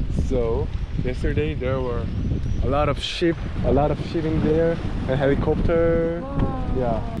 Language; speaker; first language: English; non-native, learner; Korean